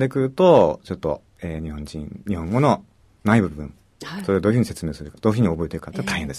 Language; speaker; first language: Japanese; native; Japanese